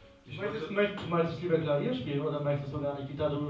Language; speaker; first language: German; native; German